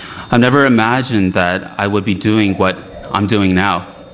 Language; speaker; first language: English; early bilingual, other home language; Chinese